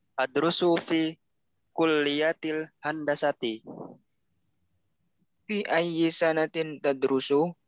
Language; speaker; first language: Arabic; non-native, learner; Indonesian